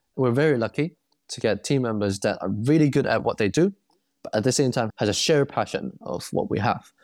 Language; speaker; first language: English; non-native, local second language; Cantonese